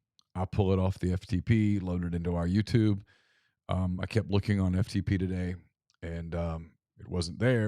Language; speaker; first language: English; native; English